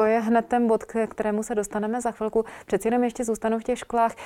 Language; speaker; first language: Czech; native; Czech